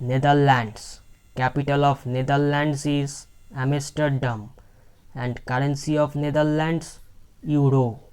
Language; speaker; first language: English; non-native, local second language; Bangla